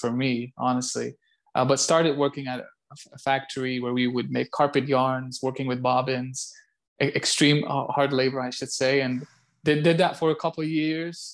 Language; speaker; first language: English; non-native, fluent; Turkish